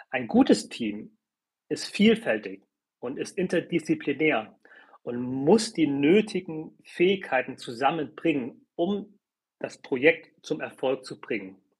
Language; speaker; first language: German; early bilingual, other home language; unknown